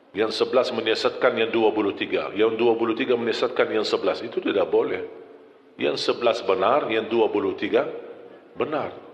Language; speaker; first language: Malay; non-native, fluent; Arabic